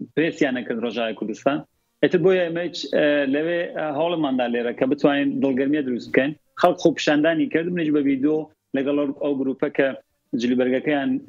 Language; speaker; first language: Central Kurdish; non-native, local second language; Gurani